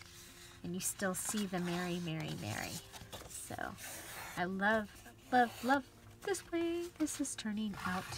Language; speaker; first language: English; native; English